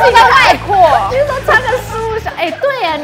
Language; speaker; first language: Chinese; native; Chinese